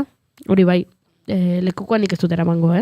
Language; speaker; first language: Basque; native; Basque